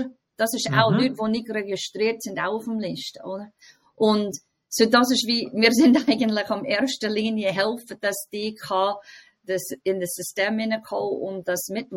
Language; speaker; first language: German; non-native, fluent; English